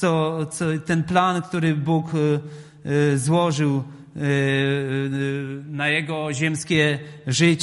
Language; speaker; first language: Polish; native; Polish